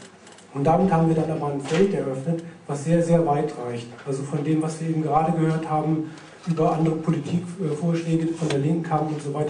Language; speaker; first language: German; native; German